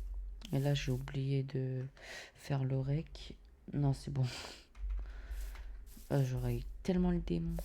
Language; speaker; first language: French; native; French